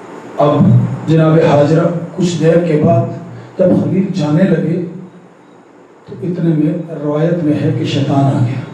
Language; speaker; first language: Urdu; native; Urdu